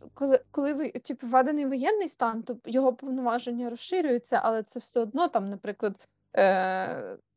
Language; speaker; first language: Ukrainian; non-native, local second language; Russian